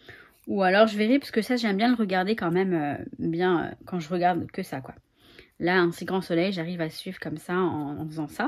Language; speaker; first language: French; native; French